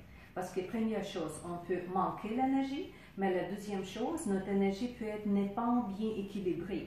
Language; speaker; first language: French; non-native, fluent; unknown